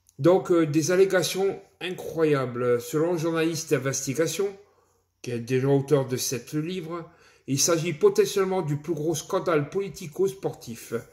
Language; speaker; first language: French; native; French